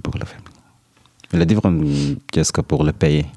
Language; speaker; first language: French; non-native, learner; Arabic